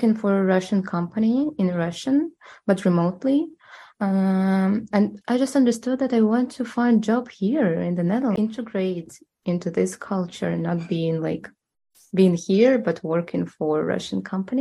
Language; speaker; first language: English; non-native, fluent; Russian